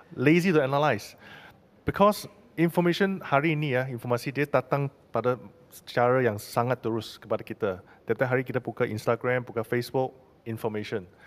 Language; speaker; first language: Malay; non-native, local second language; Chinese